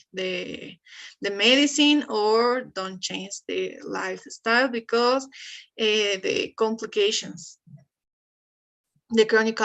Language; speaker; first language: English; non-native, learner; Spanish